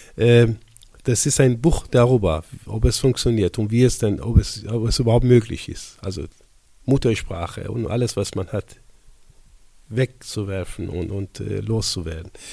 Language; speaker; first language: German; non-native, fluent; Persian